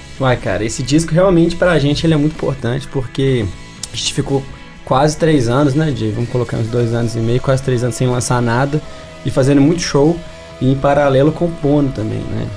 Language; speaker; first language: Portuguese; native; Portuguese